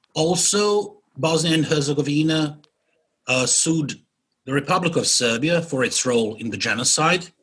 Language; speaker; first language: English; non-native, fluent; Bosnian